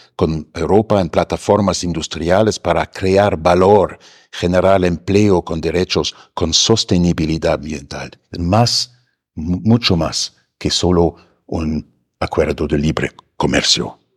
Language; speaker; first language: Spanish; non-native, fluent; German